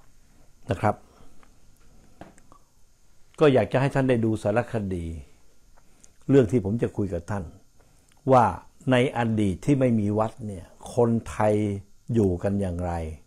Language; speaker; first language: Thai; native; Thai